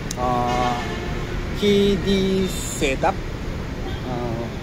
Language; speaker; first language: Vietnamese; non-native, learner; Japanese